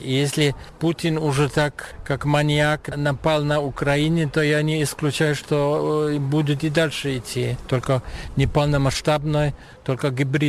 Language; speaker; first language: Russian; non-native, fluent; German